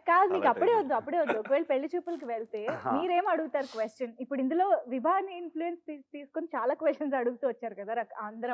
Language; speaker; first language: Telugu; native; Telugu